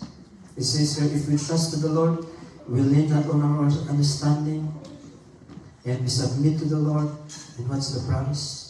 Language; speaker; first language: English; non-native, local second language; Filipino